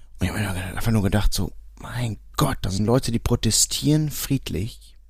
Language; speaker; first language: German; early bilingual, other home language; Portuguese